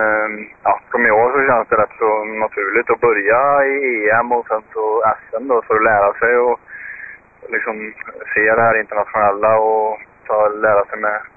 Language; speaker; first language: Swedish; native; Swedish